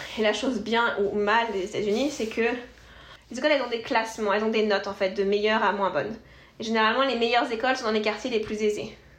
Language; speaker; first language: French; native; French